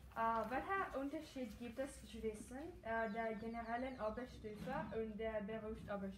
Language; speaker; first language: German; non-native, learner; Greek